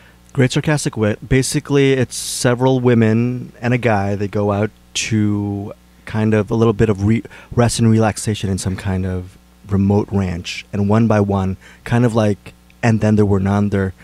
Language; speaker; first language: English; native; English